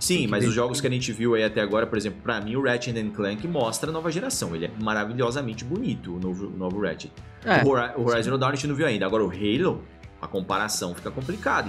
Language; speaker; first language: Portuguese; native; Portuguese